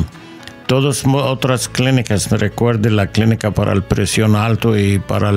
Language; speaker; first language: Spanish; non-native, learner; English